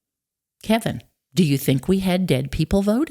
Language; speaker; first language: English; native; English